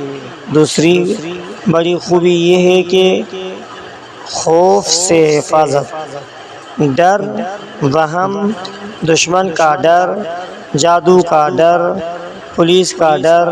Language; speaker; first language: Urdu; native; Urdu